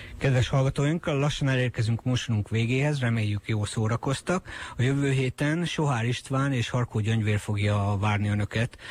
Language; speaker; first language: Hungarian; native; Hungarian